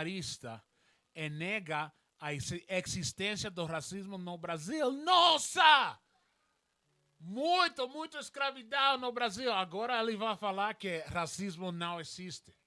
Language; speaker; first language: Portuguese; non-native, learner; Spanish